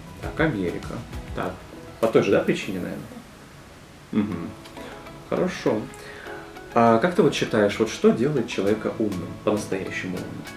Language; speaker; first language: Russian; native; Russian